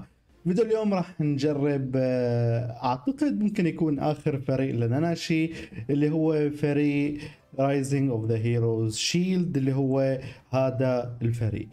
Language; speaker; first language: Arabic; native; Arabic